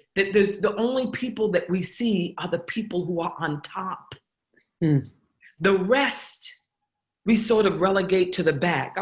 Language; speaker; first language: English; native; English